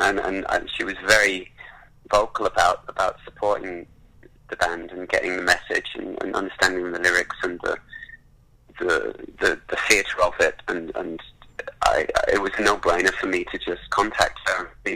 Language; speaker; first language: English; native; English